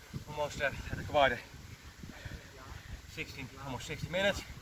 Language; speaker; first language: English; non-native, fluent; Dutch